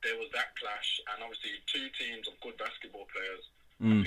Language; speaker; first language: English; native; English